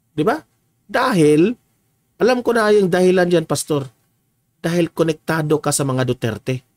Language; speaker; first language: Filipino; native; Filipino